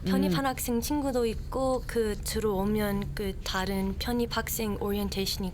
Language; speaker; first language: Korean; early bilingual, heritage; Korean